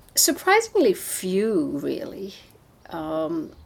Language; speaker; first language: English; native; English